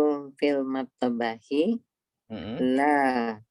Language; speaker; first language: Arabic; non-native, learner; Indonesian